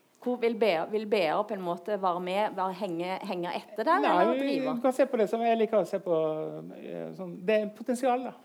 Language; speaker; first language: Norwegian; native; Norwegian